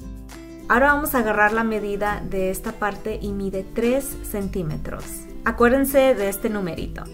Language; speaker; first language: Spanish; native; Spanish